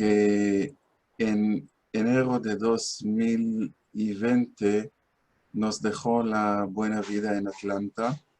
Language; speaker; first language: Spanish; non-native, fluent; Hebrew